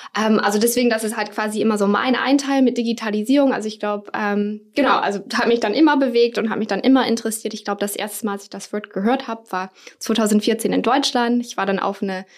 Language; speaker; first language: German; non-native, fluent; English